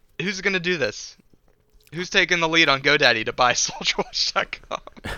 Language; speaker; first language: English; native; English